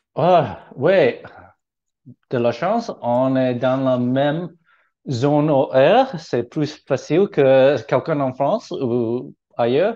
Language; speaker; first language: French; non-native, learner; Cantonese